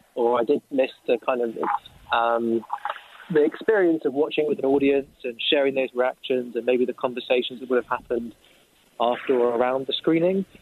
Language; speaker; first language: English; native; English